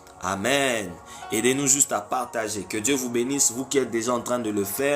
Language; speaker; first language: French; non-native, local second language; Lingala